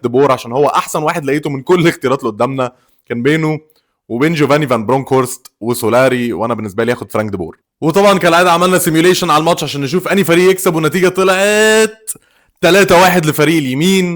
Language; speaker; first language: Arabic; native; Arabic